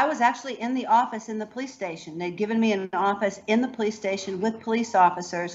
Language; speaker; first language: English; native; English